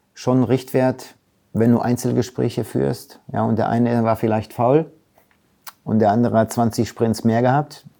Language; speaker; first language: German; early bilingual, other home language; Polish